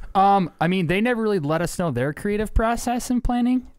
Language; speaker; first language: English; native; English